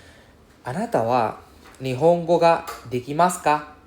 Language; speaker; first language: Japanese; non-native, fluent; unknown